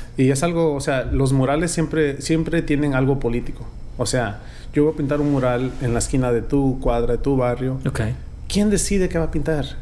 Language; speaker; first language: Spanish; early bilingual, heritage; Spanish